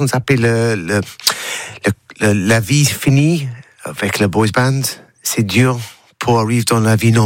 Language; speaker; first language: French; non-native, learner; English